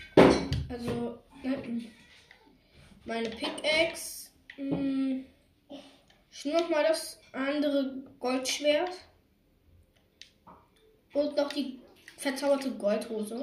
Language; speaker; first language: German; native; German